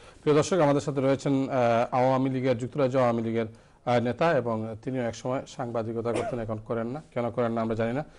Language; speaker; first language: Bangla; native; Bangla